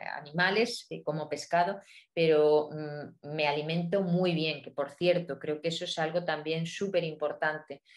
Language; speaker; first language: Spanish; native; Spanish